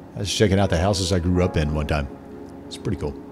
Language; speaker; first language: English; native; English